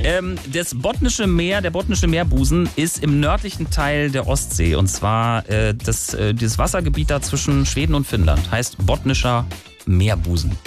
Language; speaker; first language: German; native; German